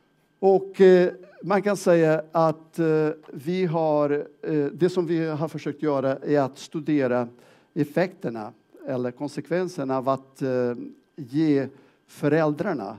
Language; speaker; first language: Swedish; non-native, fluent; Portuguese